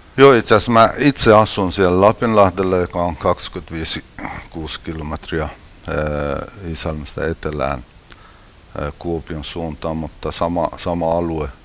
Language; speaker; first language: Finnish; non-native, fluent; Persian